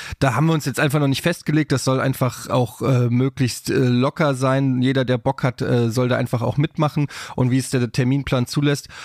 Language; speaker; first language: German; native; German